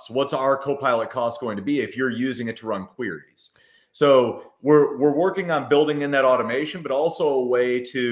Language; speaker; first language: English; native; English